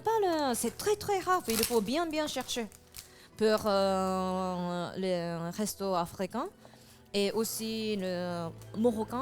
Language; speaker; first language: French; non-native, fluent; Japanese